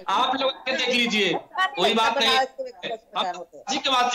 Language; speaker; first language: Hindi; native; Hindi